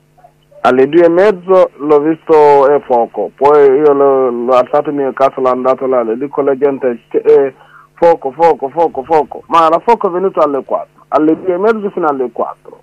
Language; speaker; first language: Italian; non-native, learner; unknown